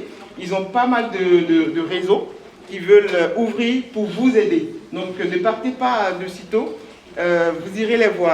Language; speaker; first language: French; native; French